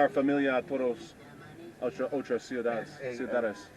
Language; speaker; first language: Spanish; non-native, learner; English